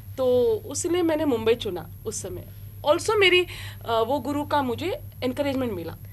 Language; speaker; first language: Hindi; non-native, local second language; Telugu